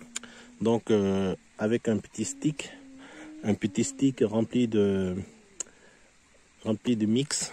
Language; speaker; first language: French; native; French